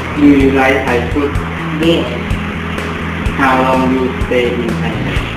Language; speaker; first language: English; non-native, learner; Thai